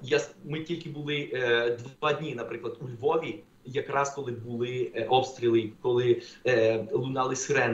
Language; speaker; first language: Ukrainian; non-native, fluent; Spanish